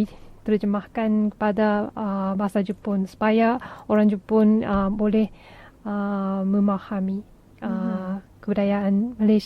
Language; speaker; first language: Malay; non-native, fluent; Japanese